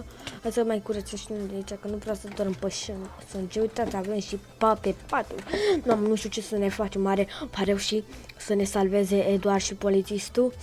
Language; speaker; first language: Romanian; native; Romanian